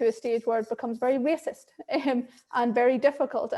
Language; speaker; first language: English; native; English